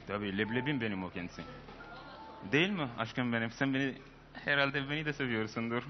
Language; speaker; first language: Turkish; non-native, fluent; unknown